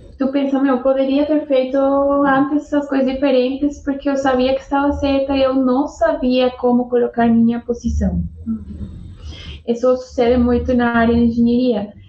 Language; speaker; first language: Portuguese; non-native, fluent; Spanish